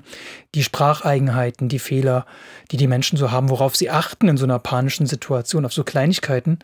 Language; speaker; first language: German; native; German